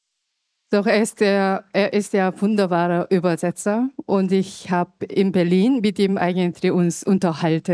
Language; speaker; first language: German; non-native, fluent; Korean